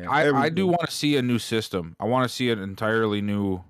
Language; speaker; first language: English; native; English